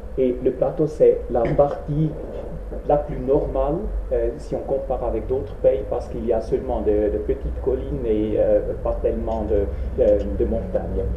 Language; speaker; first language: French; non-native, local second language; Swiss German